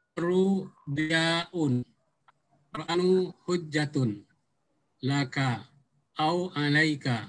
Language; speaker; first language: Arabic; non-native, learner; Indonesian